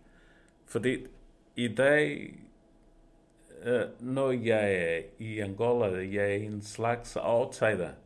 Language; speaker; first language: Danish; non-native, fluent; Portuguese